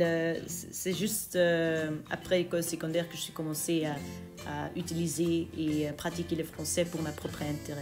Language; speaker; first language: French; non-native, local second language; Dutch